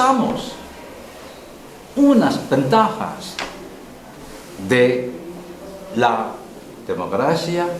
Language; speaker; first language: Spanish; non-native, learner; Chinese